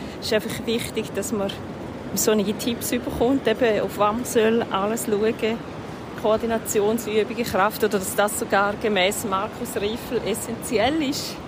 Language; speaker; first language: German; native; German